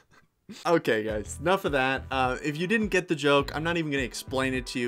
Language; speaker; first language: English; native; English